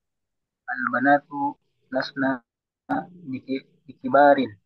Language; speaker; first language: Arabic; non-native, learner; Indonesian